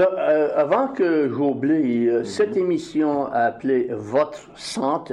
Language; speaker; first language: French; native; French